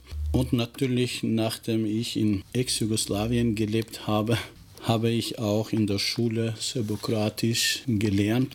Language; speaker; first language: German; non-native, fluent; Albanian